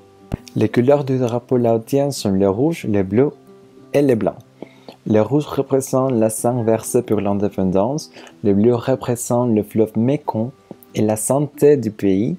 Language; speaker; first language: French; non-native, learner; Spanish